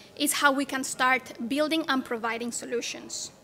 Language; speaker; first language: English; non-native, fluent; Spanish